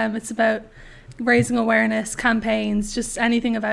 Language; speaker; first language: English; native; English